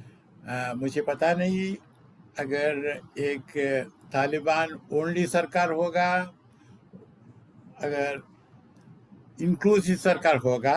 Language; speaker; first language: Hindi; non-native, local second language; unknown